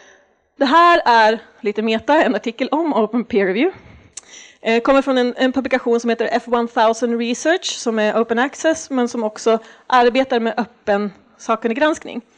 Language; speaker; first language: Swedish; native; Swedish